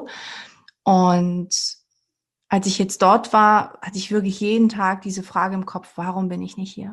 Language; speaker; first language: German; early bilingual, other home language; Portuguese